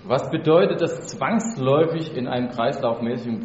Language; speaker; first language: German; native; German